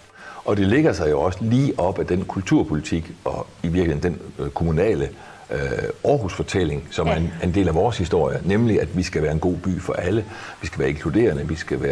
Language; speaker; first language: Danish; native; Danish